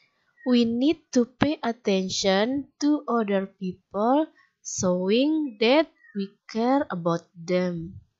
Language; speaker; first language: English; non-native, fluent; Indonesian